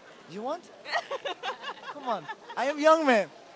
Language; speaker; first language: English; non-native, learner; Danish